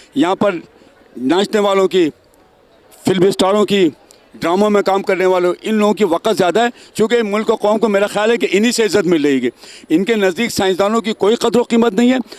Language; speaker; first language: Urdu; native; Urdu